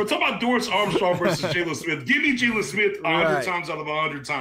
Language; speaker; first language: English; native; English